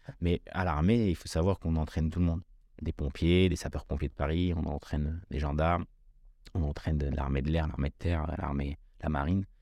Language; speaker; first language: French; early bilingual, other home language; Kabyle